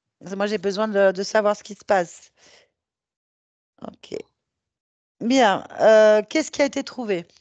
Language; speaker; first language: French; native; French